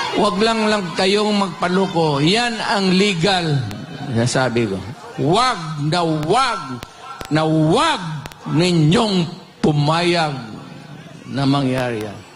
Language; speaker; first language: Filipino; non-native, local second language; Cebuano